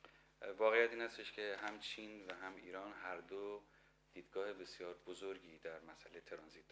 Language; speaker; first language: Persian; native; Persian